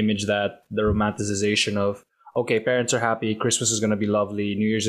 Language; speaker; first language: English; non-native, local second language; Filipino